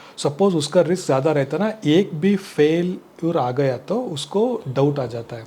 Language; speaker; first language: Hindi; non-native, local second language; Kannada